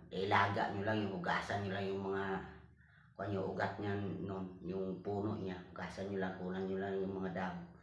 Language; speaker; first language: Filipino; non-native, local second language; Cebuano